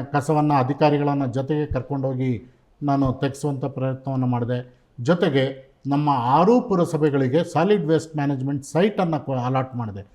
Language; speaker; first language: Kannada; non-native, local second language; Urdu